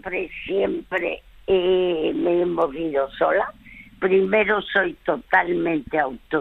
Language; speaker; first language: Spanish; early bilingual, other home language; French